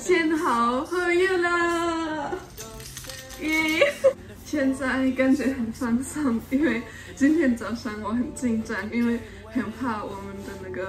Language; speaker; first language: Chinese; early bilingual, heritage; German